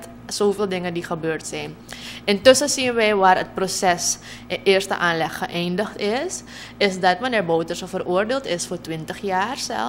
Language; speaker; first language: Dutch; native; Dutch